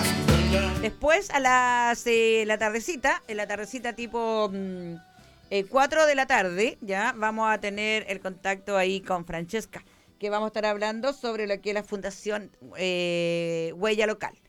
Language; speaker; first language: Spanish; native; Spanish